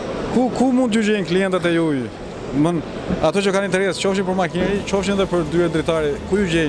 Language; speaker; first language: Albanian; native; Albanian